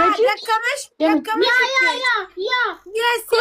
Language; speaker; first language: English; non-native, learner; Amharic